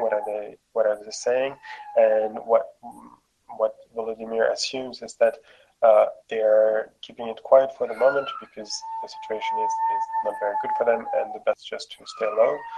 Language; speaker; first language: English; non-native, fluent; French